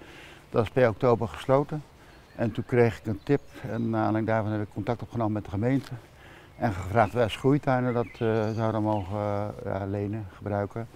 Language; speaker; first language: Dutch; native; Dutch